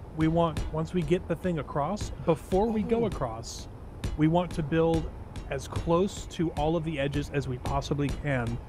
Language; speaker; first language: English; native; English